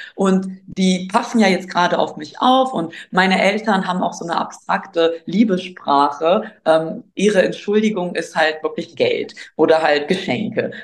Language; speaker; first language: German; early bilingual, other home language; Albanian